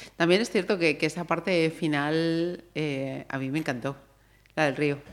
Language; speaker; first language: Spanish; native; Spanish